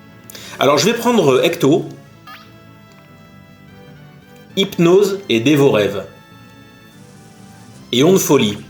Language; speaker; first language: French; native; French